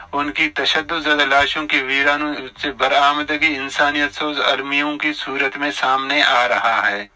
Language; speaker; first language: Urdu; non-native, local second language; Baluchi